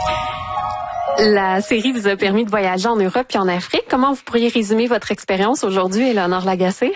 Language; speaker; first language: French; native; French